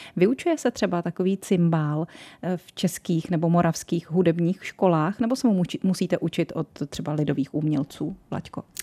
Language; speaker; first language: Czech; native; Czech